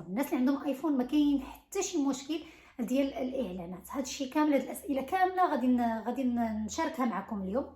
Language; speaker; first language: Arabic; native; Arabic